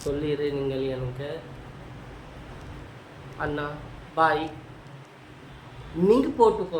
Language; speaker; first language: Tamil; non-native, local second language; Urdu